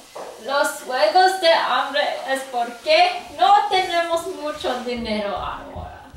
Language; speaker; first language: Spanish; non-native, learner; English